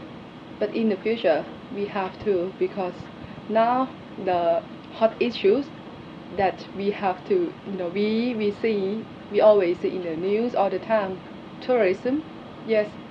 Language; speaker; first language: English; non-native, learner; Thai